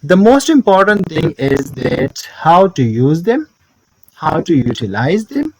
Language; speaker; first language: English; non-native, local second language; Urdu